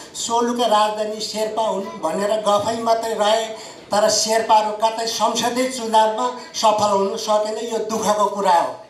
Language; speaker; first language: Nepali; non-native, local second language; Sherpa